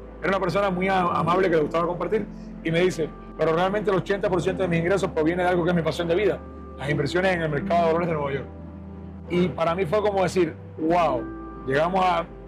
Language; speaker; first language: Spanish; native; Spanish